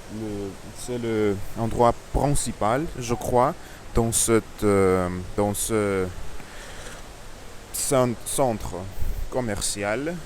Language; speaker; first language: French; non-native, learner; Russian